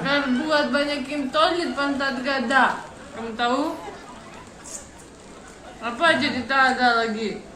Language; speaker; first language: Indonesian; non-native, learner; Russian